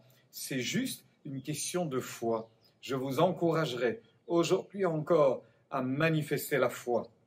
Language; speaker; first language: French; native; French